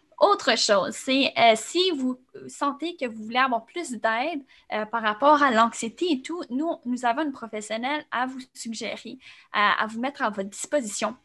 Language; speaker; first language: French; native; French